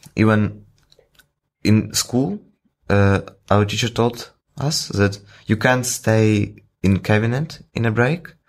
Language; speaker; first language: English; non-native, fluent; Ukrainian